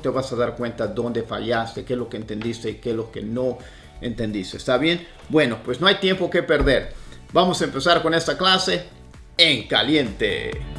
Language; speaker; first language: Spanish; native; Spanish